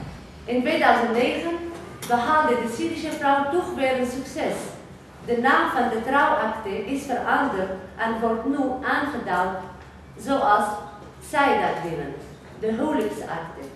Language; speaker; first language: Dutch; non-native, fluent; Arabic